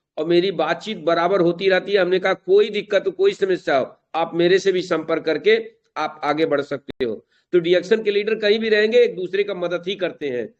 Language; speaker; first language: Hindi; native; Hindi